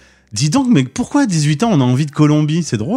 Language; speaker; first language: French; native; French